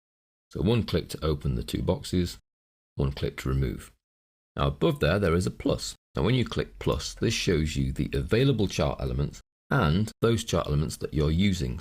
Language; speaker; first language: English; native; English